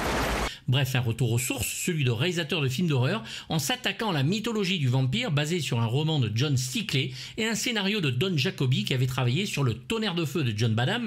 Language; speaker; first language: French; native; French